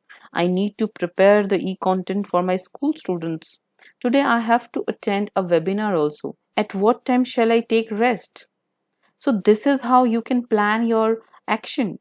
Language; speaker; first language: English; non-native, local second language; Hindi